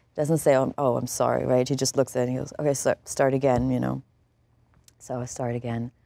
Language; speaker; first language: English; non-native, fluent; German